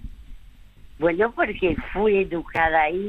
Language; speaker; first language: Spanish; early bilingual, other home language; French